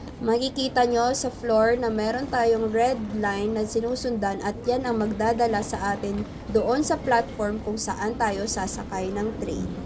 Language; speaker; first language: Filipino; native; Filipino